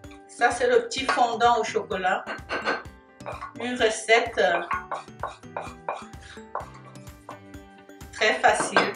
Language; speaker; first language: French; native; French